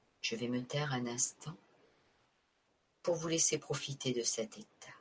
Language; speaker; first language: French; native; French